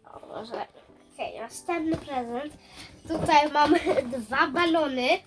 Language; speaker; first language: Polish; early bilingual, heritage; Polish